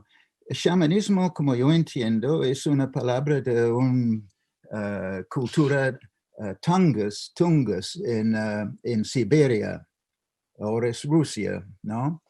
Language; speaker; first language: Spanish; non-native, fluent; English